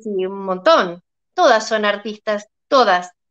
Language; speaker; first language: Spanish; native; Spanish